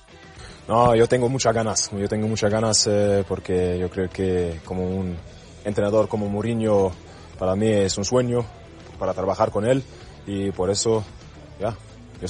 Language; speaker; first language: Spanish; non-native, learner; German